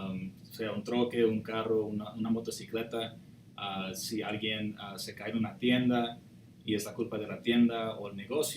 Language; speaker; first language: Spanish; early bilingual, heritage; Spanish